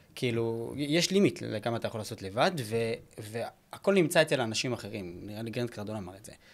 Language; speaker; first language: Hebrew; native; Hebrew